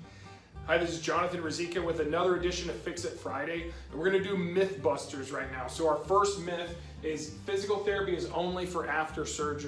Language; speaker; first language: English; native; English